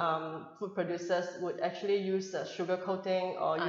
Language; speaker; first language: English; non-native, local second language; Cantonese